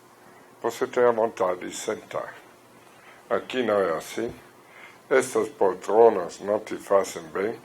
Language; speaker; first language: Portuguese; non-native, fluent; German